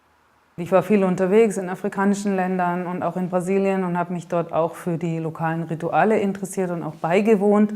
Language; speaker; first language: German; native; German